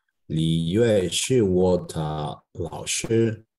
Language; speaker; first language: Chinese; non-native, learner; Spanish